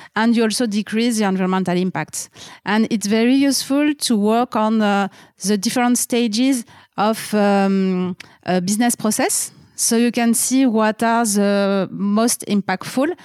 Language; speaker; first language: English; non-native, fluent; French